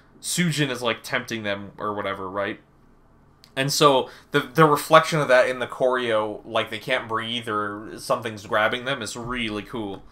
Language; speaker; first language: English; native; English